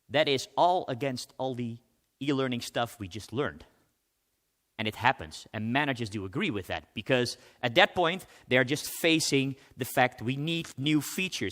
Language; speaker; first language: English; non-native, fluent; Dutch